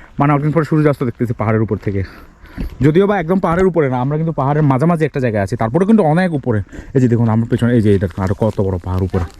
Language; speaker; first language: Bangla; native; Bangla